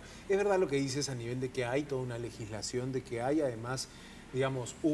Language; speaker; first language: Spanish; native; Spanish